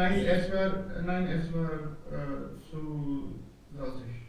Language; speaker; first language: German; non-native, learner; Hindi